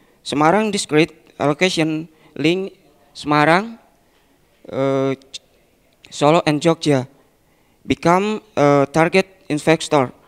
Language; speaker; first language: English; non-native, learner; Indonesian